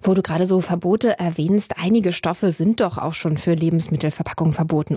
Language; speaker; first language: German; native; German